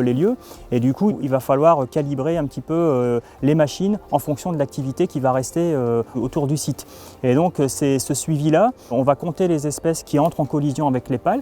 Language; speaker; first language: French; native; French